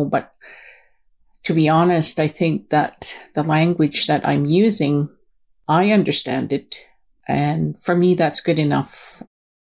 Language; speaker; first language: English; non-native, local second language; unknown